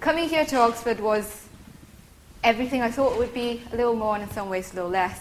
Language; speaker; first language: English; native; English